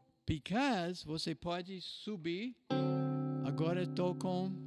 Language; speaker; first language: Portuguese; non-native, fluent; English